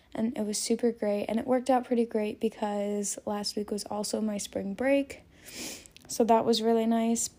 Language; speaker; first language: English; native; English